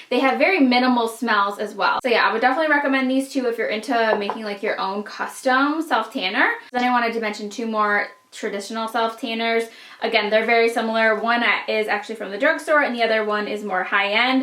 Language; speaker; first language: English; native; English